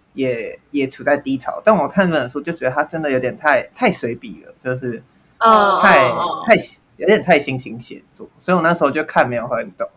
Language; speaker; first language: Chinese; native; Chinese